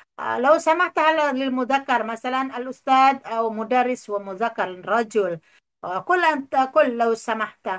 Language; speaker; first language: Arabic; non-native, fluent; Indonesian